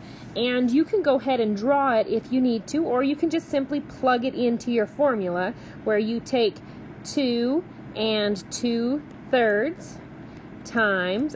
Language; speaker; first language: English; native; English